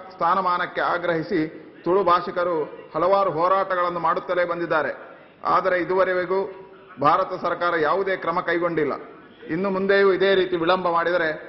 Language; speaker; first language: Kannada; non-native, local second language; Tulu